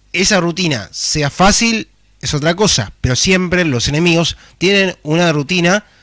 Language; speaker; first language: Spanish; native; Spanish